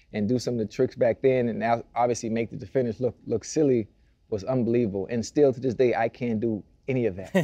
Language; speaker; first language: English; native; English